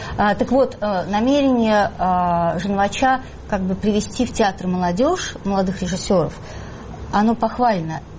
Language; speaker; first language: Russian; native; Russian